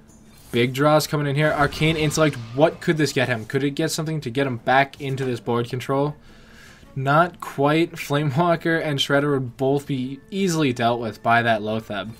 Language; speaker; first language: English; native; English